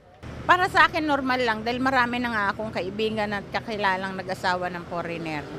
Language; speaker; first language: Filipino; native; Filipino